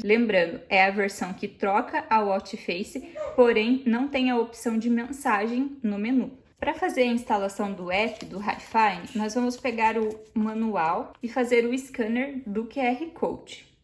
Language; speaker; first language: Portuguese; native; Portuguese